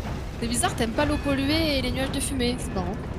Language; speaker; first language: French; native; French